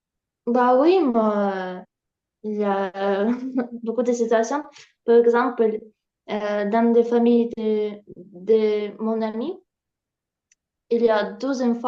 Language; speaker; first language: French; non-native, learner; Ukrainian